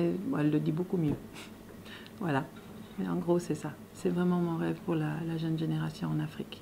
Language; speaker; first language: French; native; French